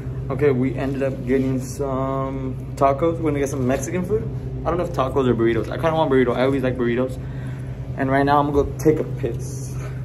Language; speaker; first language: English; early bilingual, other home language; Spanish